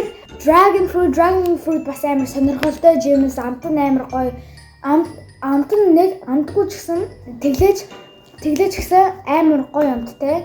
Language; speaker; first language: Mongolian; early bilingual, heritage; Mongolian